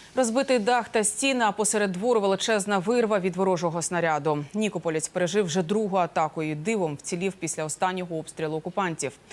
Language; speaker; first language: Ukrainian; native; Ukrainian